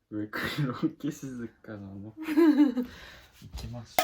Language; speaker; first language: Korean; non-native, learner; Japanese